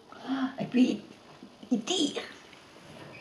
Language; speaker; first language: French; native; French